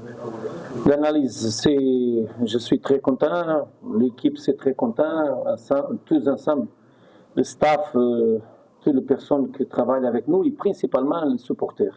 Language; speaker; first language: French; non-native, fluent; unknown